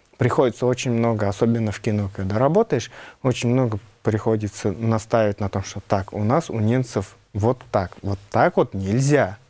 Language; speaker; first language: Russian; non-native, local second language; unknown